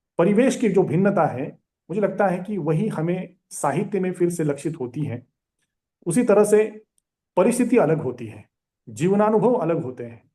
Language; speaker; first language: Hindi; non-native, local second language; Marathi